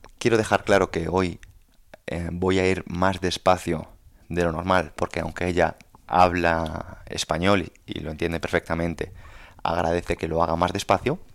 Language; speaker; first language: Spanish; native; Spanish